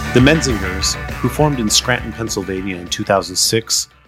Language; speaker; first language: English; native; English